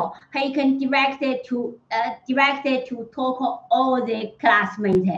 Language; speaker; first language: English; non-native, learner; Chinese